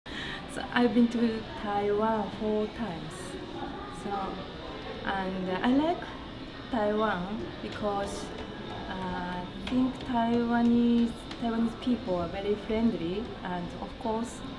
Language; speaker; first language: English; non-native, learner; Japanese